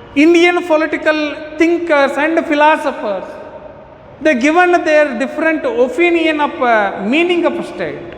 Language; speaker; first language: English; non-native, local second language; Kannada